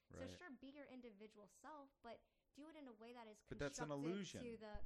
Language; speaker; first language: English; native; English